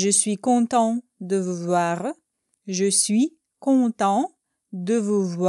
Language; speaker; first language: French; non-native, fluent; Russian